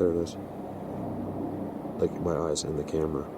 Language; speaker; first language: English; native; English